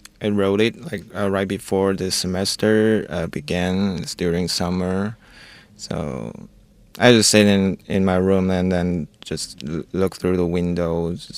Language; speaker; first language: English; non-native, learner; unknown